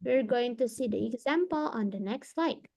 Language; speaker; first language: English; non-native, local second language; Indonesian